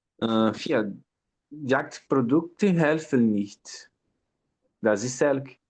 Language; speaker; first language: German; non-native, learner; Portuguese